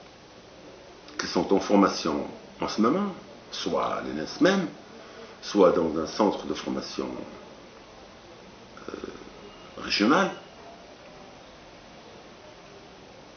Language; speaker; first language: French; non-native, local second language; Arabic